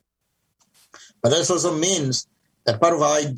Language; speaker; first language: English; non-native, local second language; Ganda